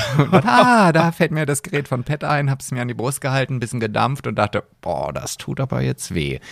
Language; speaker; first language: German; native; German